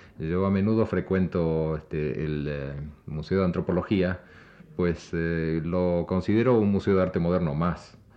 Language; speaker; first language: Spanish; native; Spanish